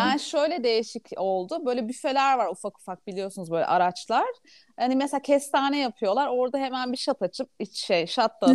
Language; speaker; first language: Turkish; native; Turkish